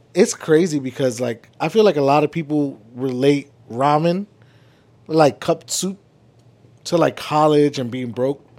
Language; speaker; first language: English; early bilingual, other home language; Spanish